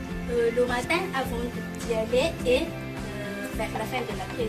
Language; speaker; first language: French; non-native, local second language; Malagasy